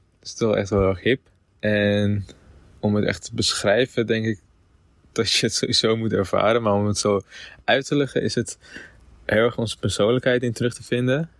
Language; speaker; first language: Dutch; early bilingual, other home language; Persian